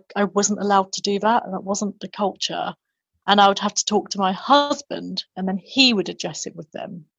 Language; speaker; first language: English; native; English